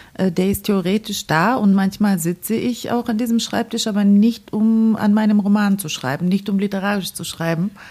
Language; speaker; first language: German; non-native, fluent; Bulgarian